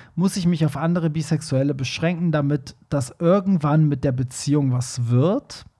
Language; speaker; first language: German; early bilingual, other home language; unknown